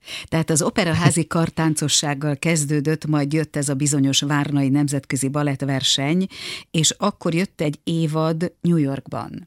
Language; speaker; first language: Hungarian; native; Hungarian